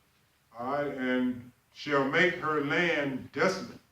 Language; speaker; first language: English; native; English